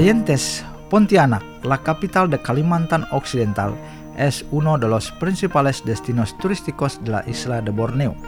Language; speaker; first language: Spanish; non-native, fluent; Indonesian